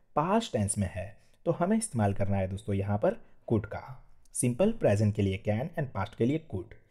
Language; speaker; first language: Hindi; non-native, local second language; Gujarati